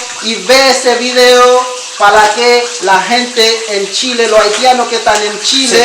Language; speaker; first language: Spanish; non-native, learner; Haitian Creole